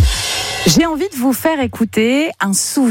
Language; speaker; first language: French; native; French